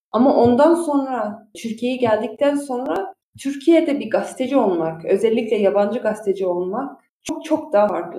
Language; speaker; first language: Turkish; early bilingual, heritage; Turkish